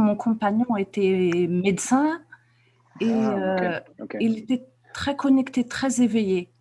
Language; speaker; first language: French; non-native, local second language; Kabyle